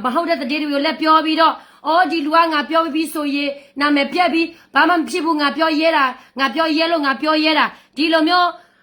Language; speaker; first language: Burmese; non-native, local second language; S'gaw Karen